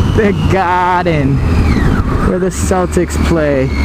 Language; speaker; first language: English; native; English